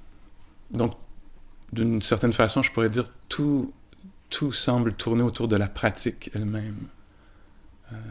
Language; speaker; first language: French; native; French